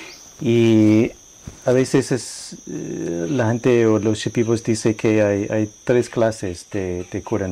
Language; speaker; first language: Spanish; non-native, learner; English